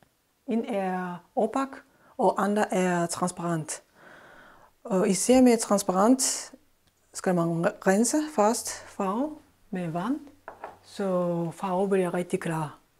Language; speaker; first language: Danish; non-native, fluent; Japanese